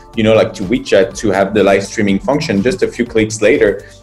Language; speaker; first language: English; non-native, fluent; French